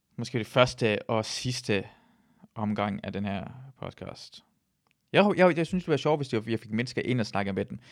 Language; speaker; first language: Danish; early bilingual, other home language; Persian